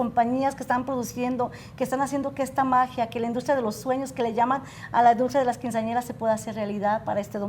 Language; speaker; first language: Spanish; native; Spanish